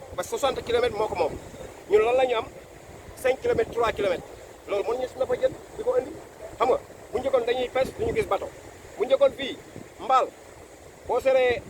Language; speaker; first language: Wolof; native; Wolof